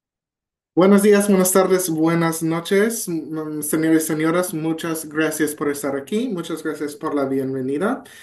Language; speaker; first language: Spanish; non-native, fluent; English